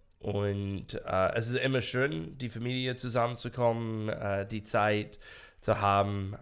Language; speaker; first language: German; non-native, fluent; English